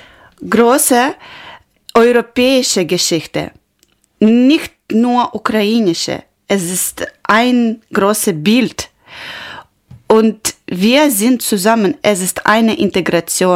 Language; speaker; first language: German; non-native, learner; Ukrainian